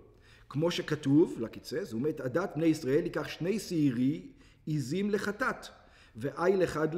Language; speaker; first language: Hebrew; non-native, fluent; English